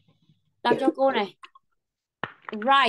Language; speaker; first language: Vietnamese; native; Vietnamese